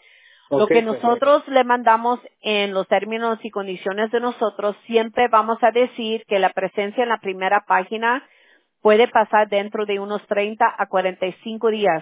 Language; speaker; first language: Spanish; early bilingual, heritage; Spanish